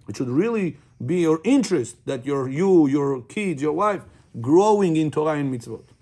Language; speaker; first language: English; non-native, fluent; Russian